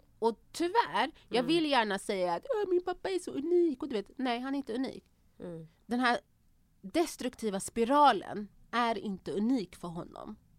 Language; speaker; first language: Swedish; early bilingual, other home language; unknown